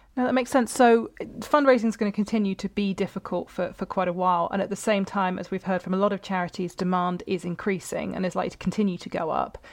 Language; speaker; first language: English; native; English